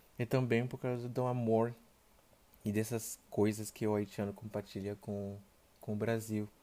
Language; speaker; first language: Portuguese; non-native, fluent; Haitian Creole